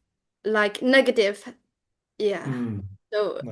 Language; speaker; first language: English; non-native, learner; Burmese